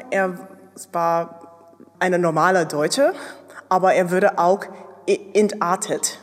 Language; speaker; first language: German; non-native, fluent; English